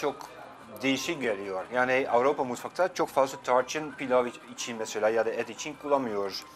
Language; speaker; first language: Turkish; non-native, fluent; Dutch